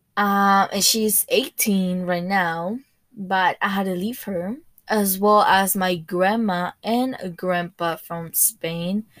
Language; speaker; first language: English; early bilingual, other home language; Spanish